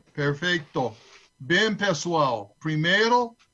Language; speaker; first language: Portuguese; non-native, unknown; English